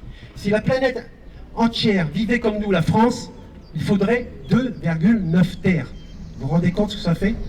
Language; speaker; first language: French; native; French